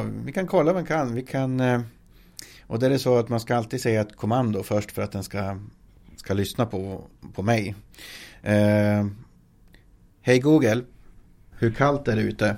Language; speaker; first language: Swedish; native; Swedish